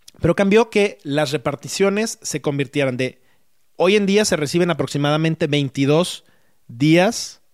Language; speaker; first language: Spanish; native; Spanish